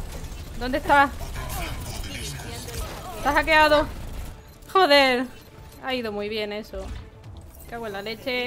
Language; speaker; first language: Spanish; native; Spanish